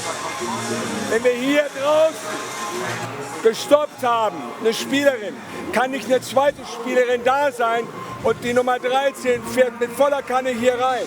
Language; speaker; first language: German; native; German